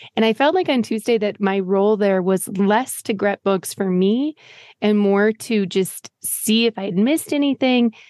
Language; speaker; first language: English; native; English